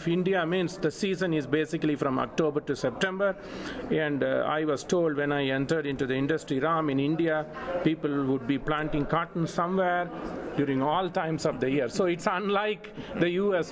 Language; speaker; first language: English; non-native, local second language; Tamil